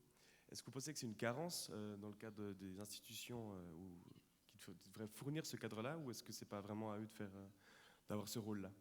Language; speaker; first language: French; native; French